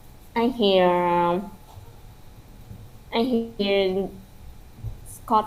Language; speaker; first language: English; non-native, learner; Vietnamese